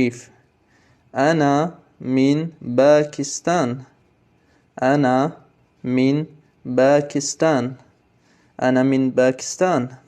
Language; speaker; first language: Arabic; non-native, fluent; Tajik